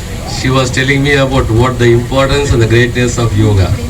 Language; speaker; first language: English; non-native, local second language; Telugu